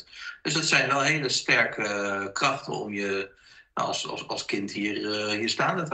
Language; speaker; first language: Dutch; native; Dutch